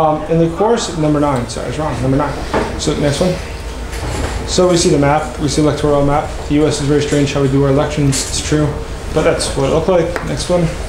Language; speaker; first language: English; native; English